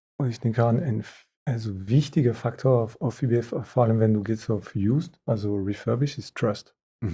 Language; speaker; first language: German; non-native, fluent; French